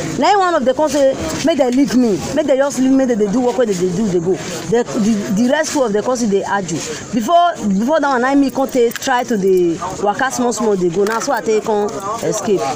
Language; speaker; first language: Nigerian Pidgin; non-native, local second language; Yoruba